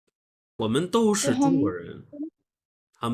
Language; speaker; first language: Chinese; non-native, learner; Urdu